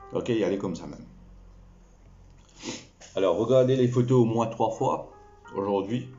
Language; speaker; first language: French; non-native, local second language; Morisyen